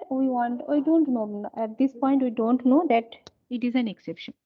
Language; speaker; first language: English; non-native, local second language; Bangla